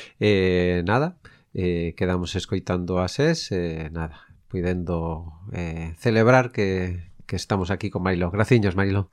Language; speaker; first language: Galician; native; Galician